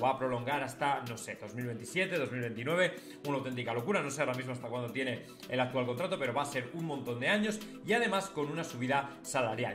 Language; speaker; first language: Spanish; native; Spanish